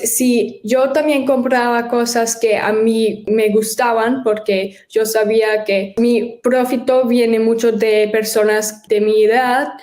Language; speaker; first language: Spanish; early bilingual, heritage; German